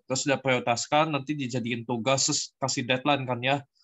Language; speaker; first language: Indonesian; native; Indonesian